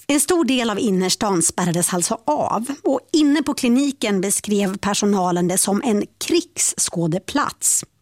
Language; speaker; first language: Swedish; native; Swedish